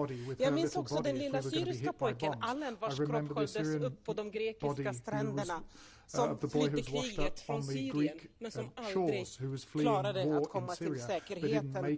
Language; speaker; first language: Swedish; early bilingual, other home language; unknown